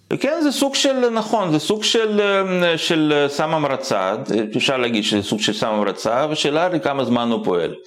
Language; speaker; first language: Hebrew; non-native, fluent; Russian